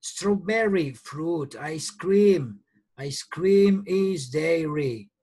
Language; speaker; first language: English; non-native, fluent; Spanish